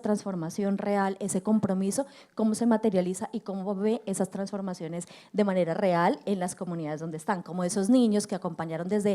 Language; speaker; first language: Spanish; native; Spanish